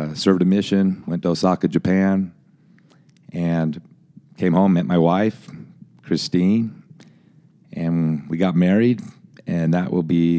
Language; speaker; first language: English; native; English